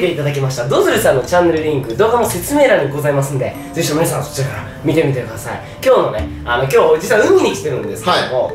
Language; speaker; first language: Japanese; native; Japanese